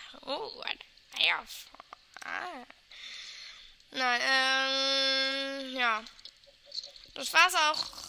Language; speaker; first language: German; non-native, local second language; Luxembourgish